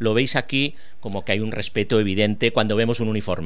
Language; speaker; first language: Spanish; native; Spanish